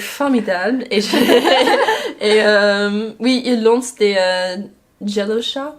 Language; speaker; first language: French; non-native, fluent; English